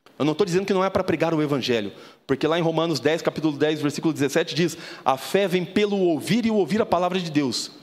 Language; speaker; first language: Portuguese; native; Portuguese